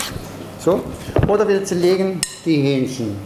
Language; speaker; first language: German; non-native, fluent; Arabic